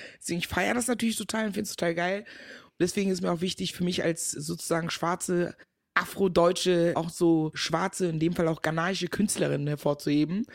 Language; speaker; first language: German; early bilingual, other home language; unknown